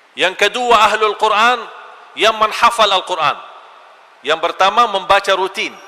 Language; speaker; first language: Malay; non-native, fluent; Arabic